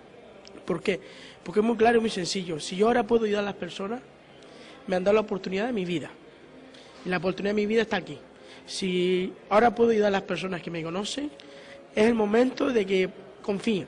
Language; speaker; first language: Spanish; native; Spanish